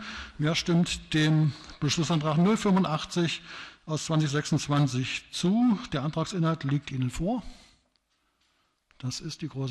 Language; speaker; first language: German; native; German